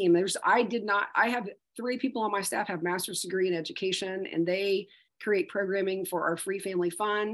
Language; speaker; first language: English; native; English